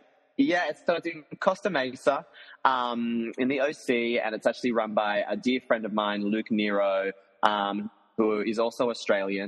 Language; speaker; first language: English; native; English